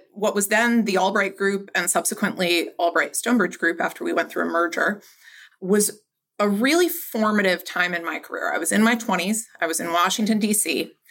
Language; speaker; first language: English; native; English